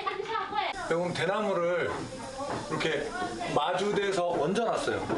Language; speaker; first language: Korean; native; Korean